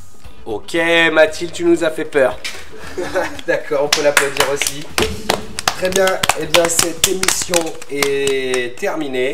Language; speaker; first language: French; native; French